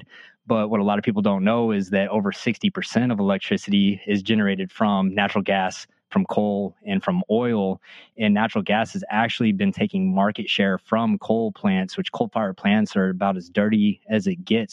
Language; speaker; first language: English; native; English